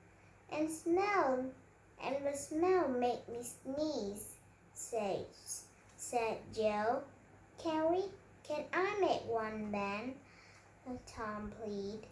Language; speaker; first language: English; non-native, learner; Vietnamese